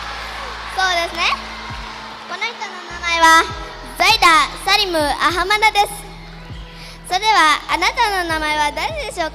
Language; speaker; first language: Japanese; non-native, learner; Indonesian